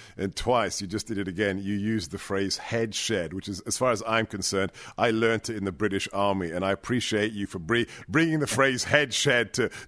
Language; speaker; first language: English; native; English